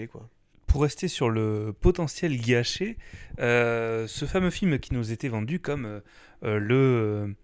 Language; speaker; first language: French; native; French